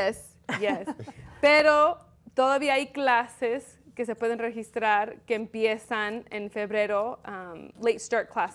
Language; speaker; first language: Spanish; early bilingual, heritage; Spanish